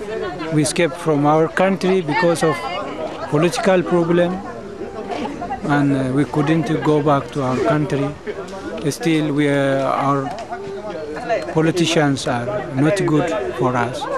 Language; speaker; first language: English; non-native, learner; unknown